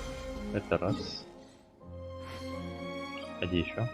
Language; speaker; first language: Russian; native; Russian